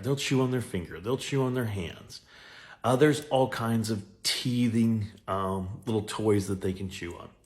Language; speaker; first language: English; native; English